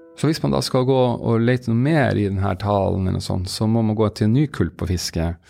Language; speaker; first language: Norwegian; native; Norwegian